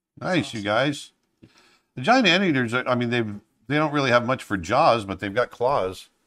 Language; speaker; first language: English; native; English